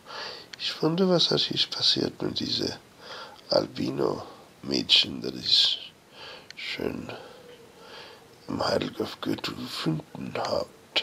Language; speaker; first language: German; non-native, learner; English